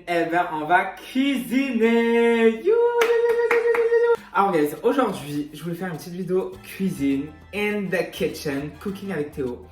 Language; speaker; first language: French; native; French